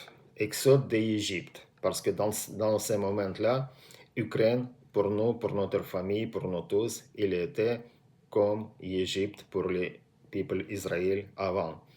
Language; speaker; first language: French; non-native, learner; Russian